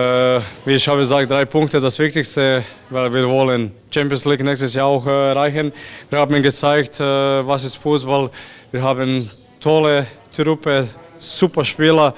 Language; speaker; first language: German; non-native, learner; Croatian